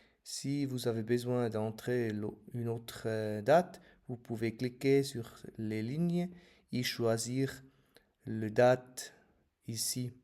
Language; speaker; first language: French; non-native, fluent; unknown